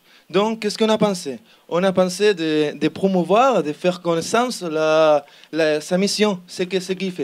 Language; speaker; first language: French; non-native, learner; Spanish